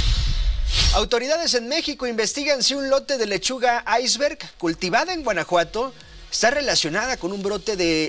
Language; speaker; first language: Spanish; native; Spanish